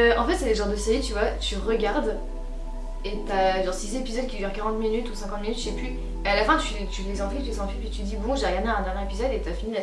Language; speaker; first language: French; native; French